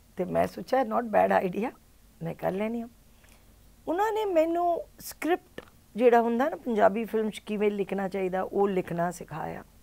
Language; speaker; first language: Punjabi; early bilingual, heritage; Punjabi